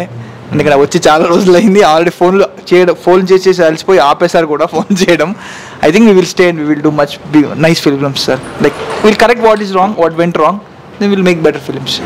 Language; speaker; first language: Telugu; native; Telugu